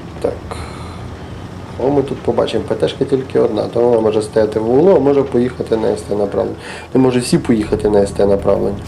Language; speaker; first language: Ukrainian; native; Ukrainian